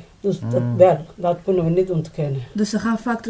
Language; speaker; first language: Dutch; non-native, learner; Somali